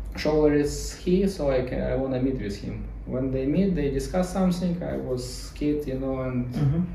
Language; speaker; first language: English; non-native, learner; Ukrainian